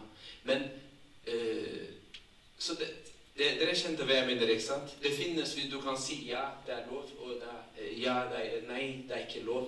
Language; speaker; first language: Norwegian; non-native, fluent; Tigrinya